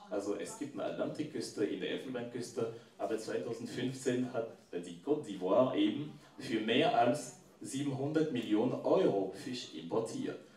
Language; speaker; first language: German; non-native, fluent; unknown